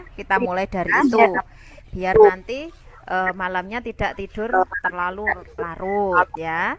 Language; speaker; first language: Indonesian; native; Indonesian